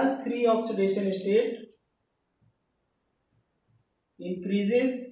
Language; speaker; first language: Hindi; native; Hindi